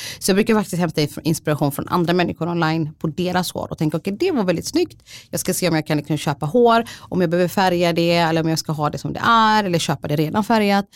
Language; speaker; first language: Swedish; early bilingual, other home language; Somali